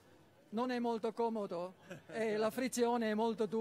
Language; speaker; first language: Italian; non-native, learner; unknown